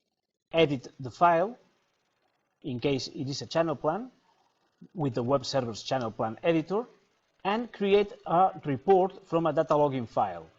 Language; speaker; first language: English; non-native, fluent; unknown